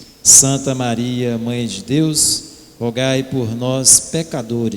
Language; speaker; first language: Portuguese; native; Portuguese